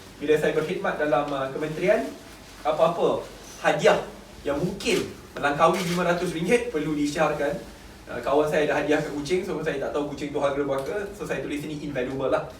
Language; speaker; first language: Malay; native; Malay